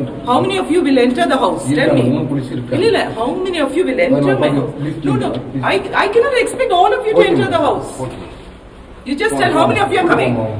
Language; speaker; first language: English; non-native, local second language; Tamil